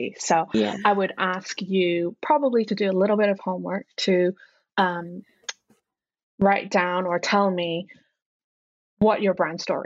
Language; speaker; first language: English; non-native, local second language; Cantonese